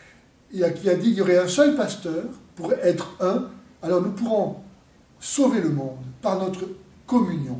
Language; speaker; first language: French; native; French